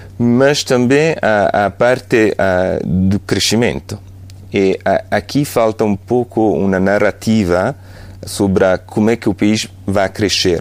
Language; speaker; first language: Portuguese; non-native, fluent; Italian